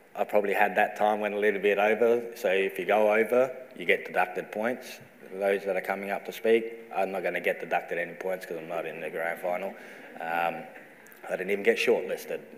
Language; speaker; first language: English; native; English